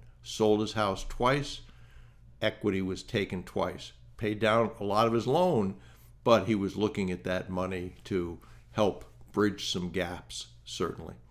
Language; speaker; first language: English; native; English